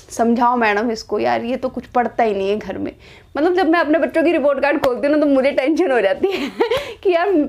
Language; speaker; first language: Hindi; native; Hindi